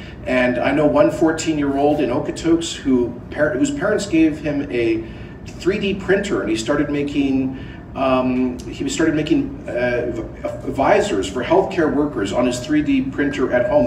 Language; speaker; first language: English; native; English